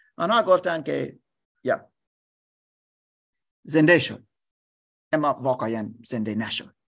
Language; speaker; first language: Persian; non-native, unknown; English